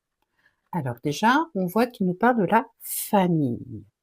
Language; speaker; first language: French; native; French